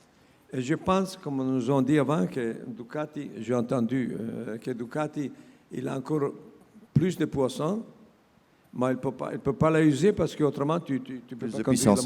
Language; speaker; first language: French; non-native, learner; Italian